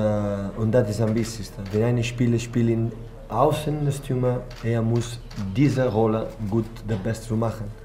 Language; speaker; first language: German; non-native, learner; Spanish